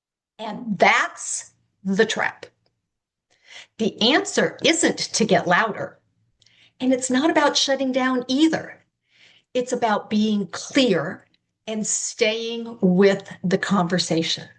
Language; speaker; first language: English; native; English